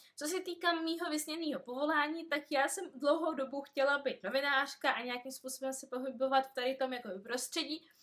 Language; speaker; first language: Czech; non-native, fluent; Russian